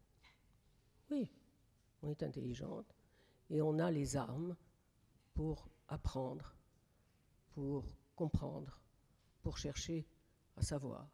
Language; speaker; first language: French; native; French